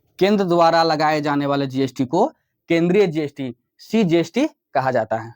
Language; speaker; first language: Hindi; native; Hindi